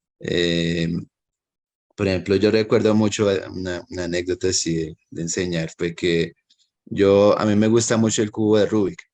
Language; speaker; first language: Spanish; native; Spanish